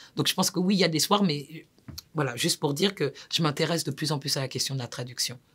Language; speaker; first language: French; native; French